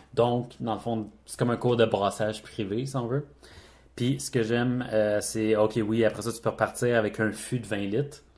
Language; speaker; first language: French; native; French